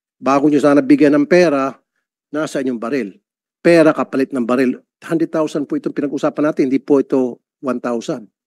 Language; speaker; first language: Filipino; native; Filipino